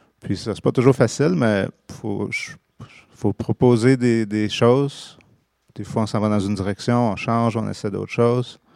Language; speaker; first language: French; native; French